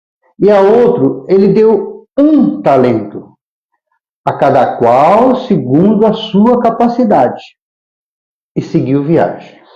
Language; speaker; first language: Portuguese; native; Portuguese